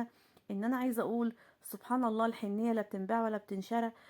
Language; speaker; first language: Arabic; native; Arabic